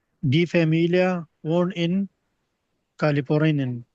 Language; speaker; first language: German; non-native, learner; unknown